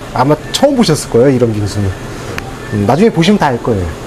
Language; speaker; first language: Korean; native; Korean